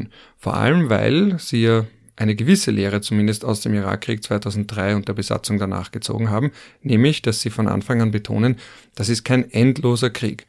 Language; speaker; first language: German; native; German